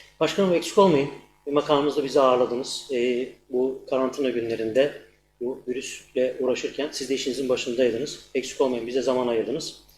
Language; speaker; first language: Turkish; native; Turkish